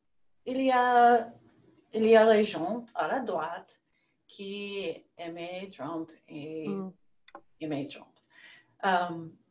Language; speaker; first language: French; non-native, learner; English